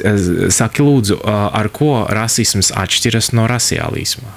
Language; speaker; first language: Latvian; non-native, local second language; Russian